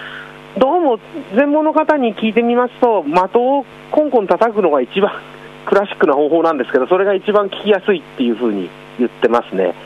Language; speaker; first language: Japanese; native; Japanese